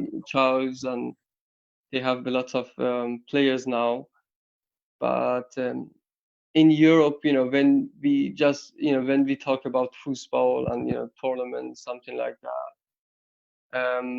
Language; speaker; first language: English; non-native, learner; Persian